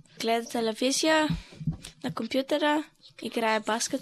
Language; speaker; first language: Bulgarian; early bilingual, heritage; Bulgarian